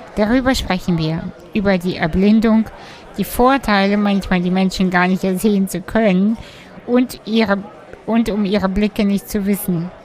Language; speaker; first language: German; early bilingual, other home language; Russian